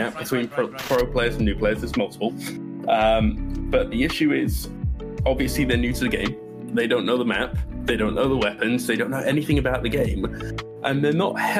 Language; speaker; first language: English; native; English